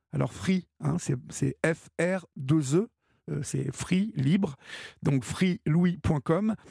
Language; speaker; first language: French; native; French